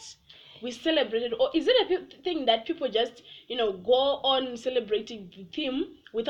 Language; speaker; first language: English; non-native, local second language; Shona